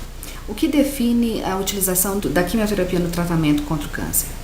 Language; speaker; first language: Portuguese; native; Portuguese